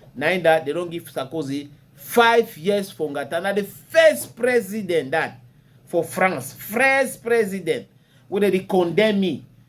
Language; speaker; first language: Nigerian Pidgin; native; Nigerian Pidgin